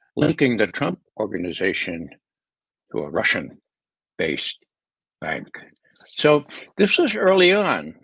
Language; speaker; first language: English; native; English